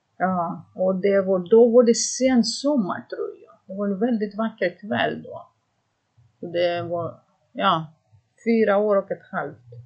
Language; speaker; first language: Swedish; non-native, fluent; Greek